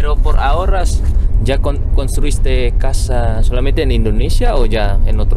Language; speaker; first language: Spanish; non-native, fluent; Min Nan Chinese